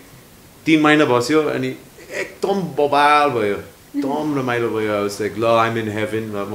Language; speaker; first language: Nepali; non-native, learner; English